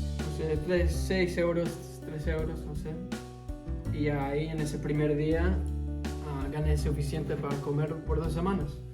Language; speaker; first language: Spanish; early bilingual, heritage; Spanish